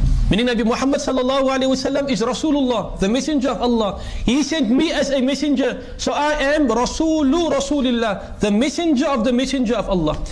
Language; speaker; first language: English; native; English